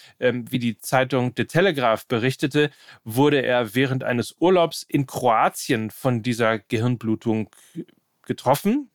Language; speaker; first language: German; native; German